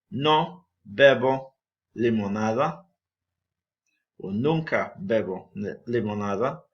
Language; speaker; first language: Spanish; non-native, fluent; English